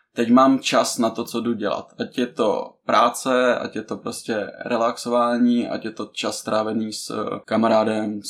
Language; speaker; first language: Czech; non-native, fluent; Ukrainian